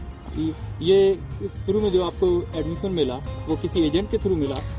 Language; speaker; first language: Hindi; native; Hindi